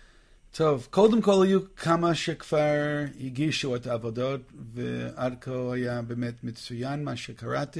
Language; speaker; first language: Hebrew; non-native, fluent; English